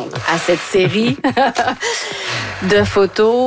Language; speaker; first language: French; native; French